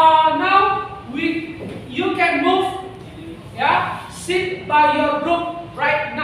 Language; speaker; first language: English; non-native, learner; Indonesian